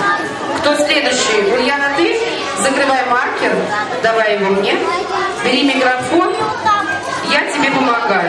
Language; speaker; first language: Russian; native; Russian